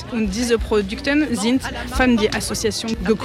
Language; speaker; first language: German; non-native, learner; French